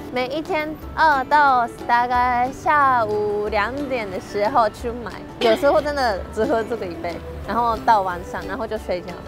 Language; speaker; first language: Chinese; non-native, fluent; Japanese